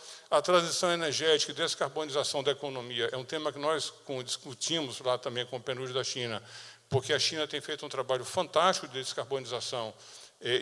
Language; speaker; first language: Portuguese; native; Portuguese